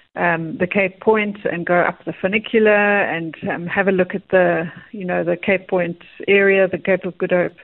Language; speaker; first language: English; native; English